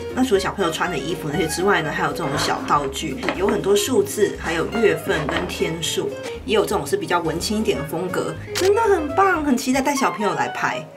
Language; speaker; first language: Chinese; native; Chinese